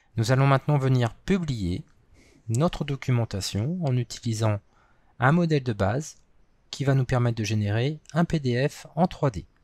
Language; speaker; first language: French; native; French